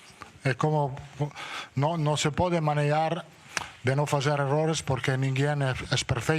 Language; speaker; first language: Portuguese; non-native, learner; Italian